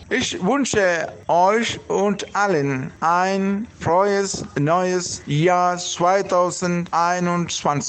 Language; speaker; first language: German; non-native, learner; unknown